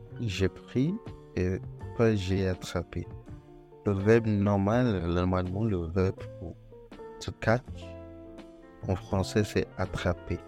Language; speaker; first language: French; non-native, fluent; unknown